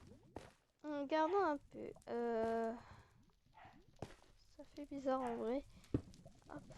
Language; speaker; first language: French; native; French